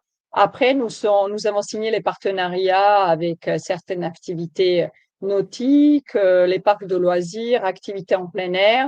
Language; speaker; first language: French; native; French